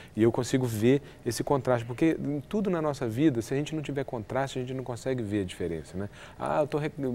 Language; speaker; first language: Portuguese; native; Portuguese